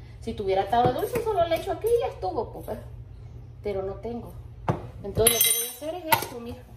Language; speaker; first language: Spanish; native; Spanish